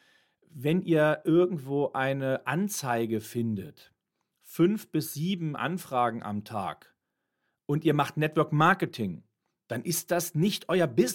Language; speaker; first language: German; native; German